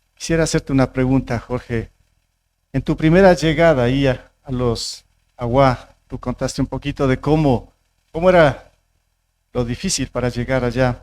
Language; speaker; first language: Spanish; native; Spanish